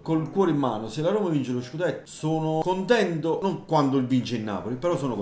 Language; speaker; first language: Italian; native; Italian